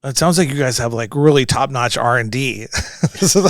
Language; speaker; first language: English; native; English